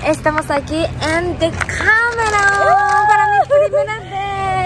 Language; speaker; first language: Spanish; non-native, learner; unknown